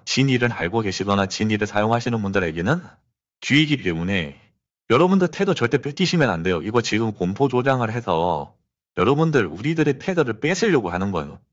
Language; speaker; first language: Korean; native; Korean